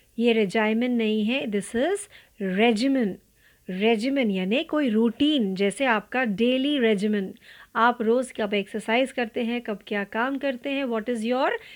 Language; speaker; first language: Hindi; non-native, local second language; Marathi